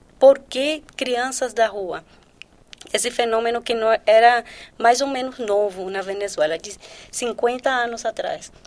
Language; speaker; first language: Portuguese; early bilingual, heritage; Portuguese